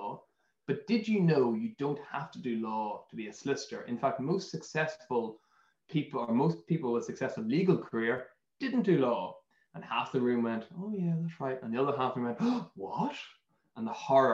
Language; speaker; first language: English; native; English